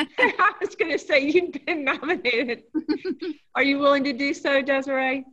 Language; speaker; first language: English; native; English